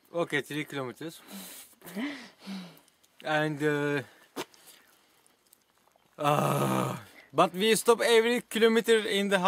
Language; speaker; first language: English; non-native, learner; Turkish